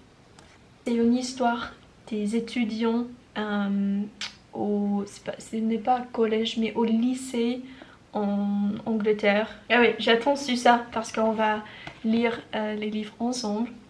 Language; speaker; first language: French; non-native, learner; English